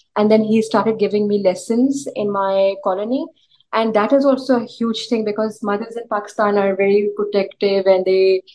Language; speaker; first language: English; early bilingual, other home language; Urdu